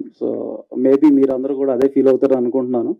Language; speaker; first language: Telugu; native; Telugu